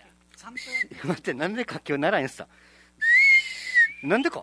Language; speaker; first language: Japanese; native; Japanese